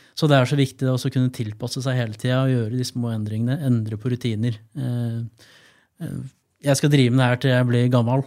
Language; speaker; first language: Norwegian; native; Norwegian